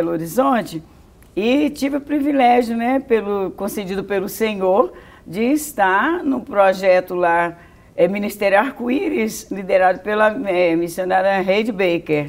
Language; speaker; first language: Portuguese; native; Portuguese